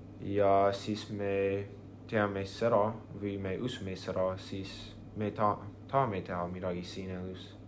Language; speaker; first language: Estonian; non-native, learner; English